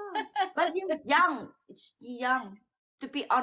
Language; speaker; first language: English; non-native, learner; Vietnamese